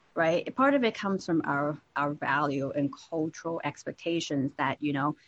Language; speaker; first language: English; non-native, local second language; Cantonese